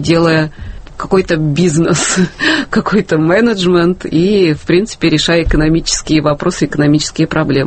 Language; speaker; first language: Russian; native; Russian